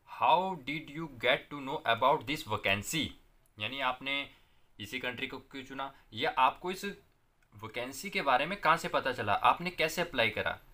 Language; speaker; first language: Hindi; non-native, local second language; Punjabi